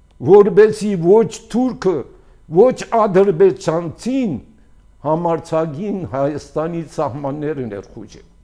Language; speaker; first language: Armenian; early bilingual, heritage; Armenian